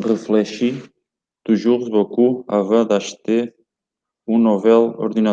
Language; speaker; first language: French; non-native, learner; Portuguese